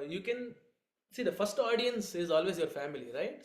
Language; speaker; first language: English; non-native, local second language; Kannada